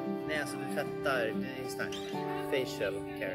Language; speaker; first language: Swedish; native; Swedish